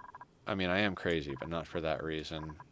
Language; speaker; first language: English; native; English